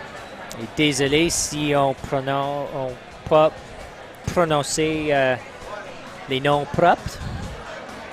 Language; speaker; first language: French; non-native, local second language; English